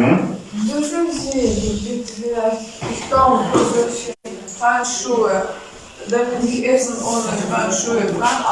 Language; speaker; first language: German; non-native, learner; Russian